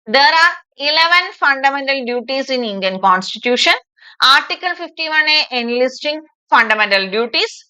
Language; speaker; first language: English; non-native, local second language; Malayalam